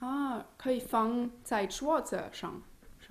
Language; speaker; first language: Chinese; non-native, learner; German